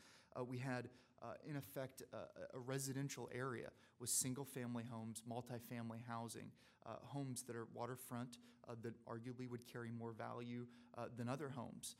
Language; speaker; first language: English; native; English